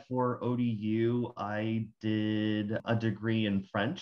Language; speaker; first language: English; non-native, fluent; Spanish